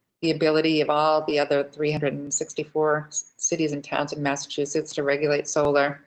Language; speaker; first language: English; native; English